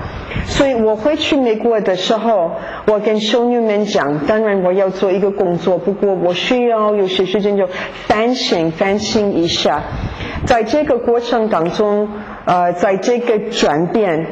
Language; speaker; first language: Chinese; non-native, fluent; English